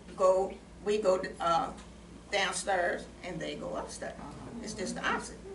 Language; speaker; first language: English; native; English